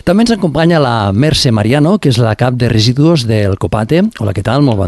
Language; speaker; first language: Catalan; native; Catalan